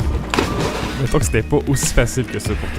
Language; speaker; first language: French; native; French